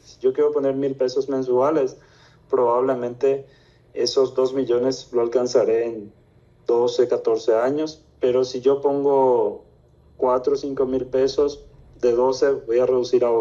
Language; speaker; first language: Spanish; native; Spanish